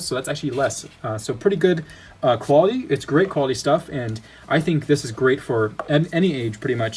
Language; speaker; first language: English; native; English